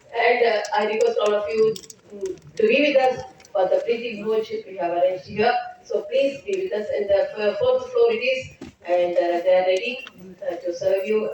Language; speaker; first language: English; non-native, local second language; Tamil